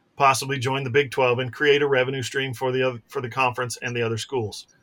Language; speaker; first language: English; native; English